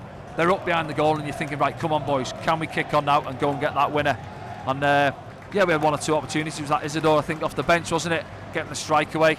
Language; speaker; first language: English; native; English